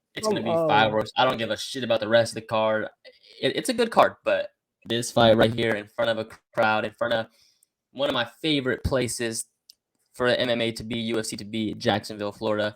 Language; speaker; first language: English; native; English